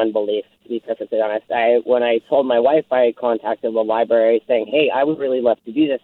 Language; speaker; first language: English; native; English